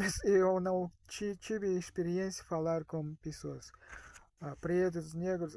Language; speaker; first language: Portuguese; non-native, fluent; Russian